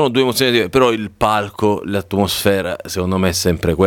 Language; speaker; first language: Italian; native; Italian